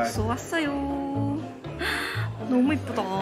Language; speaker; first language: Korean; non-native, fluent; English